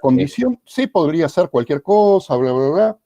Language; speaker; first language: Spanish; native; Spanish